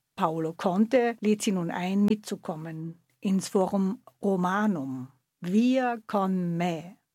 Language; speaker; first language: German; native; German